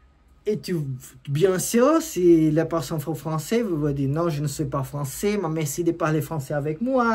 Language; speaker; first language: French; non-native, learner; Portuguese